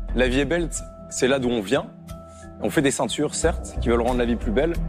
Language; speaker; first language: French; native; French